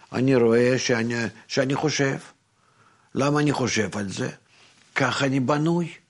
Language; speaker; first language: Hebrew; non-native, fluent; Russian